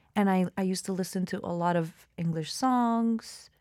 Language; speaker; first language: English; non-native, fluent; Albanian